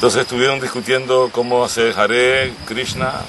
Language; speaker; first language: Spanish; native; Spanish